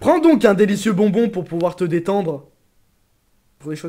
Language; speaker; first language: French; native; French